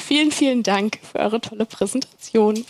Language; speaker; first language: German; native; German